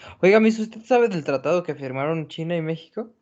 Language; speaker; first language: Spanish; native; Spanish